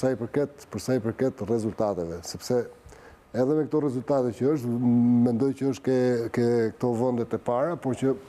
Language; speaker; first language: Albanian; native; Albanian